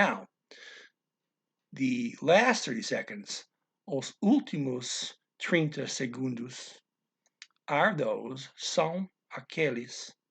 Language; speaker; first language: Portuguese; non-native, learner; English